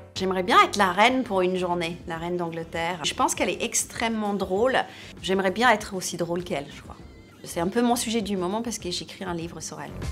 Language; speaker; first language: French; non-native, fluent; English